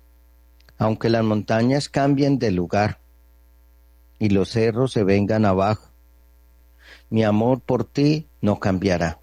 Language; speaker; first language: Spanish; native; Spanish